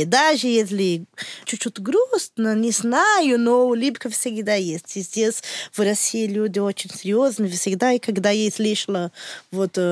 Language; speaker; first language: Russian; non-native, learner; Portuguese